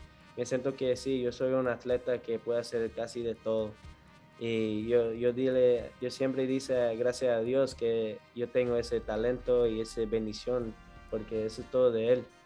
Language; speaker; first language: Spanish; early bilingual, heritage; Spanish